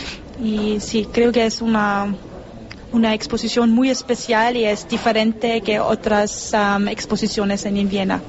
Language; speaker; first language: Spanish; non-native, learner; German